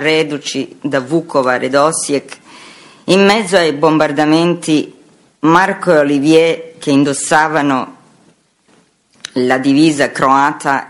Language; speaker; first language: Italian; non-native, fluent; Croatian